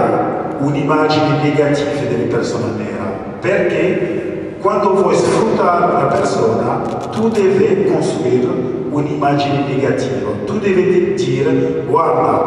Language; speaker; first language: Italian; early bilingual, other home language; French